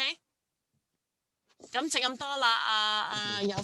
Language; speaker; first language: Cantonese; early bilingual, heritage; Cantonese